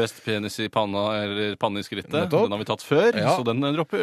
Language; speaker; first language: Norwegian; native; Norwegian